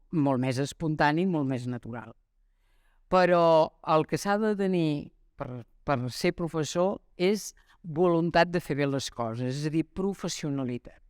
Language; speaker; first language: Catalan; native; Catalan